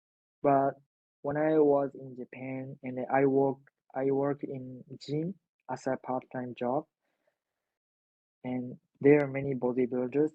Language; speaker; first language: English; non-native, learner; Japanese